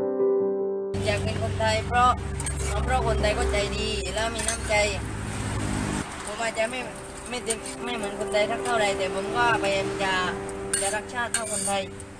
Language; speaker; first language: Thai; early bilingual, other home language; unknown